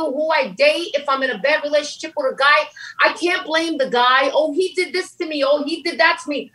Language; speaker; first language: English; native; English